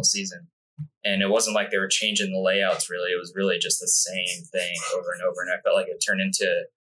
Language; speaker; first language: English; native; English